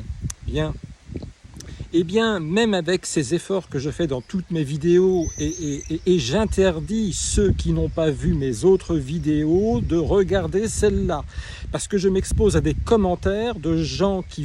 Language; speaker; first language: French; native; French